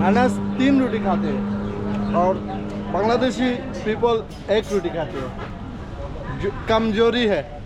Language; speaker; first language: Hindi; non-native, learner; Bangla